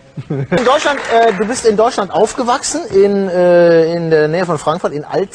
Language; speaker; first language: German; native; German